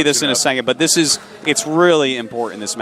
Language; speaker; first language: English; native; English